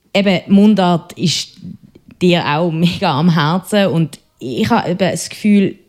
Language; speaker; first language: German; native; German